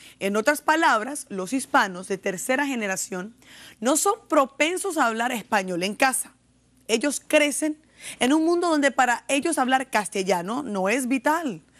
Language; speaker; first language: Spanish; early bilingual, heritage; Spanish